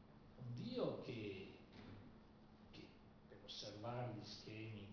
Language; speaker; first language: Italian; native; Italian